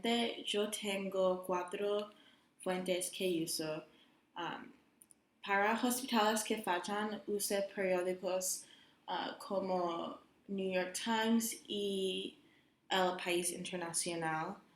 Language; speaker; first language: Spanish; non-native, learner; English